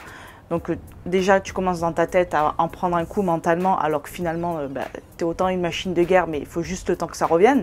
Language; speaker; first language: French; native; French